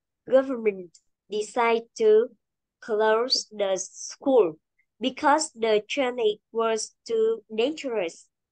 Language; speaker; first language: English; non-native, learner; Vietnamese